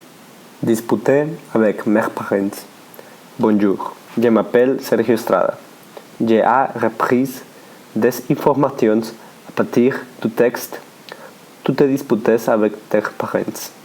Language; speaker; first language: French; non-native, learner; Spanish